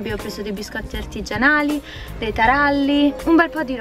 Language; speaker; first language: Italian; native; Italian